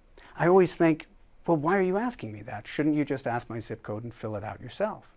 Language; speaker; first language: English; native; English